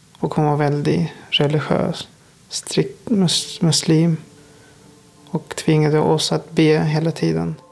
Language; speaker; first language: Swedish; non-native, fluent; Persian